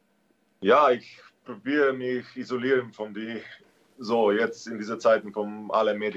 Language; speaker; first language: German; non-native, learner; Slovenian